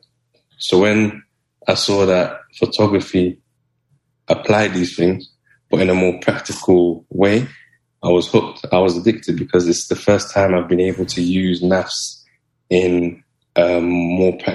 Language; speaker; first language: English; native; English